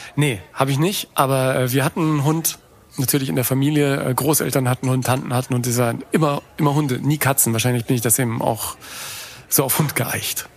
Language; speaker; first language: German; native; German